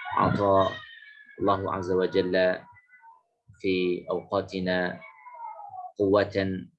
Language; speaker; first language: Arabic; non-native, fluent; Indonesian